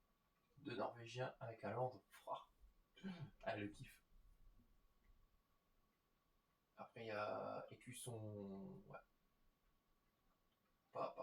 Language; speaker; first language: French; native; French